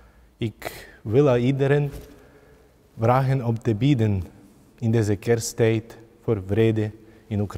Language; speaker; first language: Dutch; non-native, fluent; Ukrainian